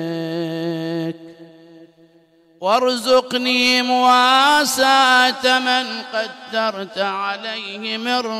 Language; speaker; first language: Arabic; native; Arabic